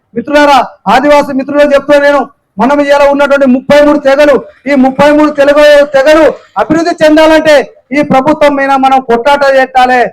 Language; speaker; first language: Telugu; non-native, local second language; Lambadi